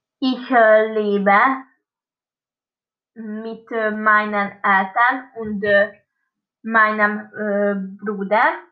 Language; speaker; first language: German; non-native, learner; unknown